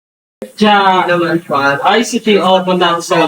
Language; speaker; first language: Japanese; non-native, learner; Filipino